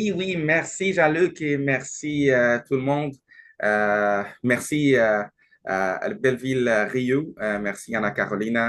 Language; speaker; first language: French; non-native, learner; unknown